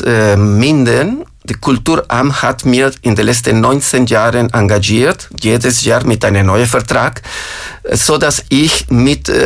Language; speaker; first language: German; non-native, fluent; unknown